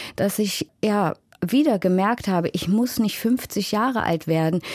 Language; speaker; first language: German; native; German